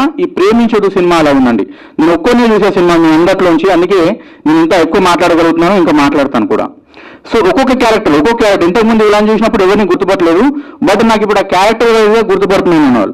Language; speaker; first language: Telugu; native; Telugu